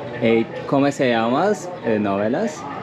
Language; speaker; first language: Spanish; non-native, learner; Turkish